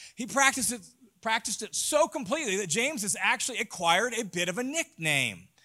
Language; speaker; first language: English; native; English